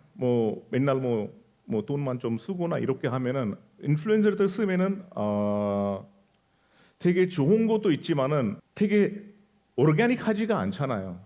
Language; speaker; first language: Korean; non-native, fluent; Hindi